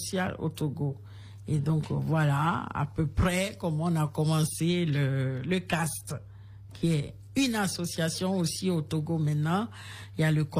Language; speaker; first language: French; non-native, local second language; Ewe